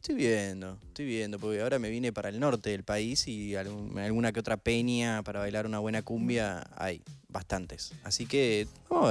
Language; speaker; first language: Spanish; native; Spanish